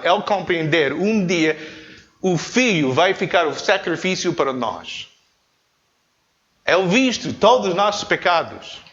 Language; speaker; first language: Portuguese; non-native, learner; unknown